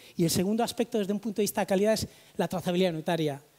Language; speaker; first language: Spanish; native; Spanish